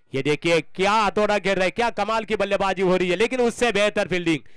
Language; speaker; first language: Hindi; non-native, local second language; Marathi